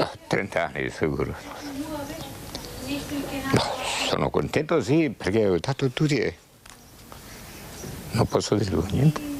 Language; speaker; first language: Italian; non-native, learner; Macedonian